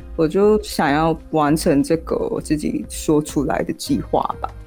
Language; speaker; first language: Chinese; non-native, local second language; Cantonese